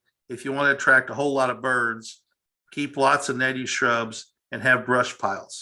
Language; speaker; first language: English; native; English